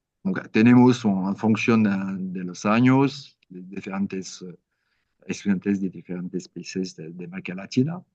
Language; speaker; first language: Spanish; non-native, learner; French